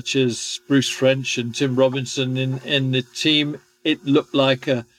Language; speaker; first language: English; native; English